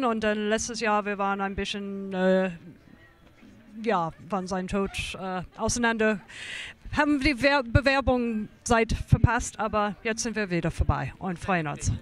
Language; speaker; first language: German; non-native, fluent; English